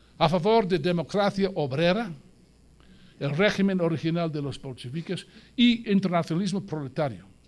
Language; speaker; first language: Spanish; non-native, fluent; English